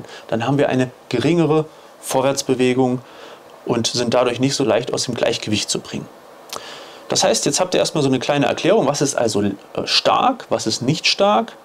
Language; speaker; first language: German; native; German